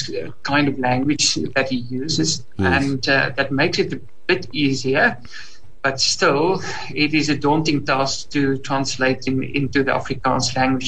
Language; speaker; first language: English; non-native, local second language; Afrikaans